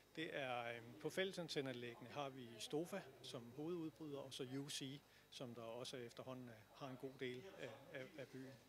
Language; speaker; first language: Danish; native; Danish